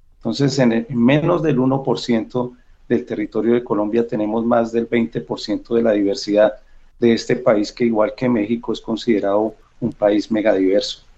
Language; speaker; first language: Spanish; native; Spanish